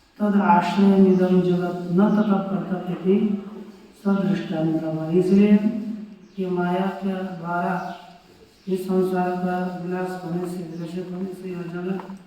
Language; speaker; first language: Hindi; non-native, local second language; Marathi